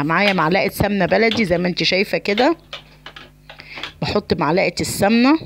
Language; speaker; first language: Arabic; native; Arabic